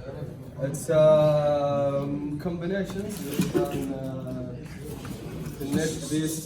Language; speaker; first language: English; non-native, learner; Arabic